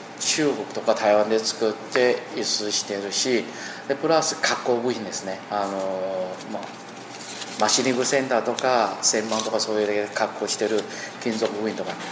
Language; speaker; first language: Japanese; non-native, fluent; Chinese